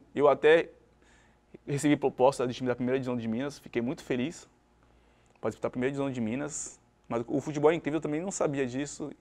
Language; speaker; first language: Portuguese; native; Portuguese